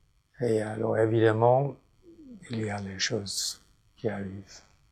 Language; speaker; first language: French; non-native, fluent; English